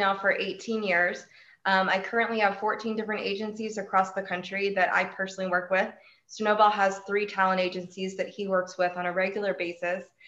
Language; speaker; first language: English; native; English